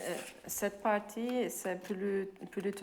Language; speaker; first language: French; non-native, fluent; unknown